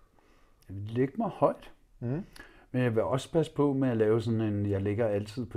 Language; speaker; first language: Danish; native; Danish